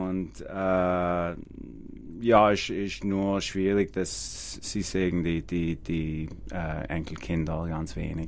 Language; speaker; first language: German; non-native, learner; English